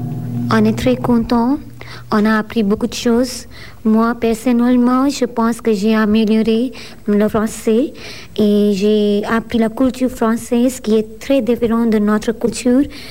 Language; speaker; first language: French; non-native, learner; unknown